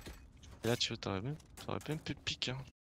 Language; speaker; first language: French; native; French